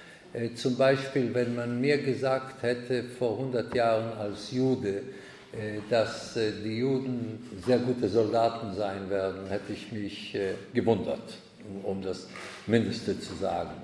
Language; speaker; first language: German; non-native, fluent; Hebrew